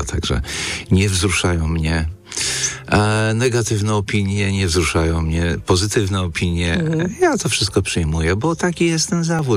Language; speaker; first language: Polish; native; Polish